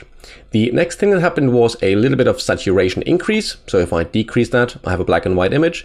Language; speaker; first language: English; non-native, fluent; German